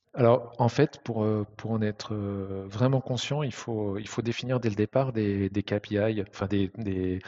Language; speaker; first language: French; native; French